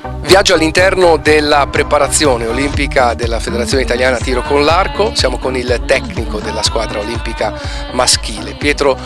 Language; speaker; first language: Italian; native; Italian